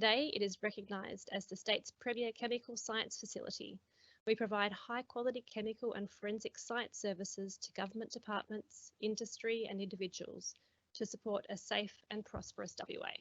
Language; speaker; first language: English; native; English